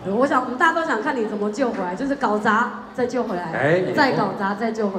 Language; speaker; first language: Chinese; native; Chinese